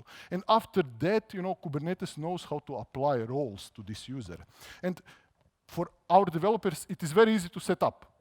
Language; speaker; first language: English; non-native, fluent; Croatian